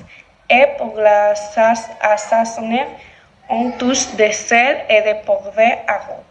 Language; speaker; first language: French; non-native, learner; Spanish